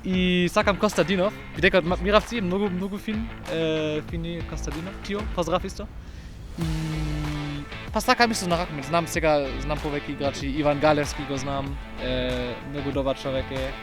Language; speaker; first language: Macedonian; non-native, learner; German